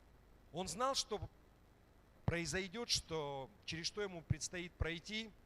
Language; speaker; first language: Russian; native; Russian